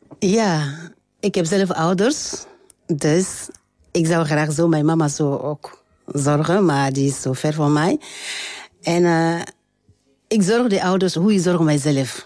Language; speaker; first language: Dutch; non-native, learner; French